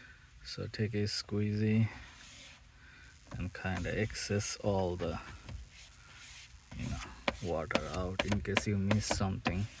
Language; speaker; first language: English; non-native, fluent; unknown